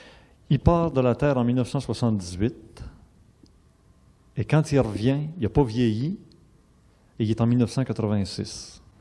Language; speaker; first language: French; native; French